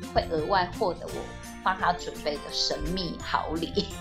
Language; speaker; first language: Chinese; native; Chinese